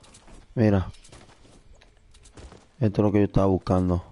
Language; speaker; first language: Spanish; native; Spanish